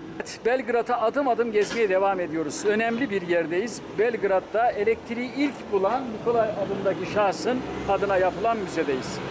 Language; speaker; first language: Turkish; native; Turkish